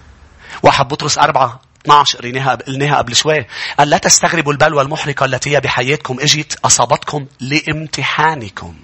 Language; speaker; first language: Arabic; native; Arabic